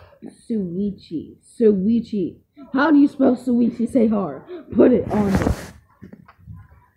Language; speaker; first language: English; native; English